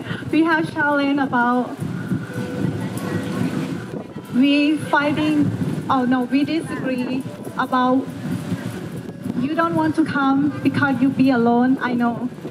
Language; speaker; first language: English; non-native, learner; Thai